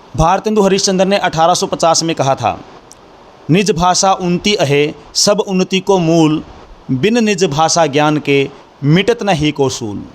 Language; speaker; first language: Hindi; native; Hindi